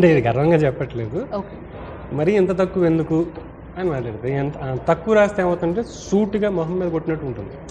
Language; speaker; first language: Telugu; native; Telugu